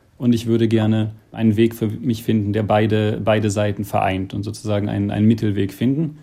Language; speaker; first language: German; native; German